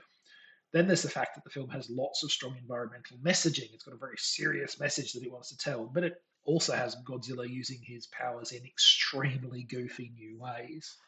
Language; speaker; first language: English; native; English